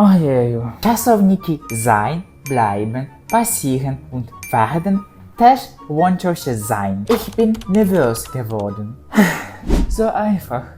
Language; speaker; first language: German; non-native, fluent; Polish